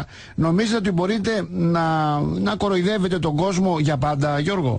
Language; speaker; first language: Greek; native; Greek